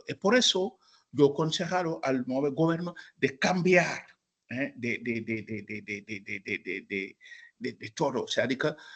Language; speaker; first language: Spanish; non-native, fluent; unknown